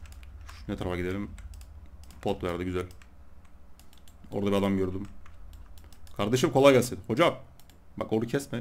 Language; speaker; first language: Turkish; native; Turkish